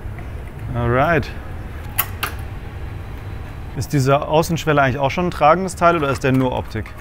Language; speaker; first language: German; native; German